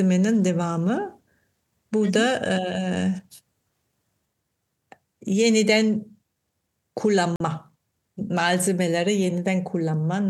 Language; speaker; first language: Turkish; non-native, fluent; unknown